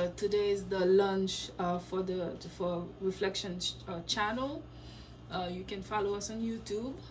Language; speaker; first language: English; non-native, fluent; Haitian Creole